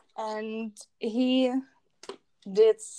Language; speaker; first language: English; non-native, learner; Czech